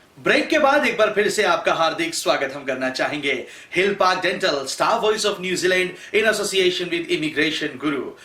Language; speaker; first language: Hindi; native; Hindi